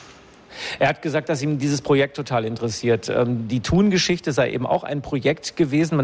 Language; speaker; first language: German; native; German